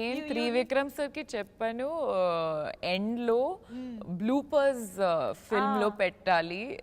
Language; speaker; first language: Telugu; non-native, learner; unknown